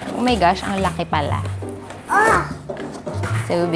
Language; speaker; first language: Filipino; native; Filipino